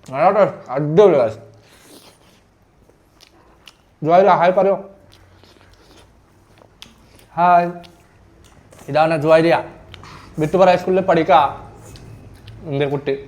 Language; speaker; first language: Malayalam; early bilingual, heritage; Malayalam